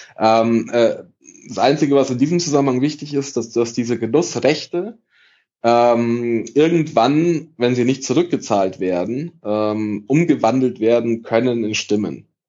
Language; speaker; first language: German; early bilingual, other home language; Italian